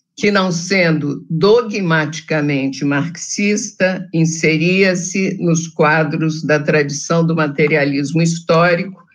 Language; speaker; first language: Portuguese; native; Portuguese